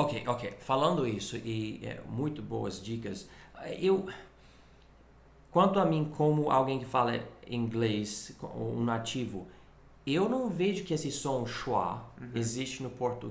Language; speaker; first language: Portuguese; non-native, fluent; English